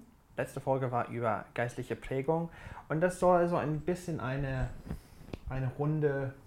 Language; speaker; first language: German; non-native, fluent; English